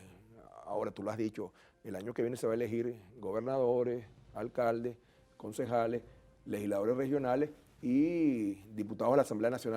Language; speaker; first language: Spanish; native; Spanish